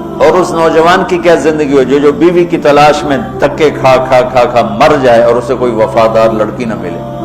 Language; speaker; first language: Urdu; non-native, local second language; Punjabi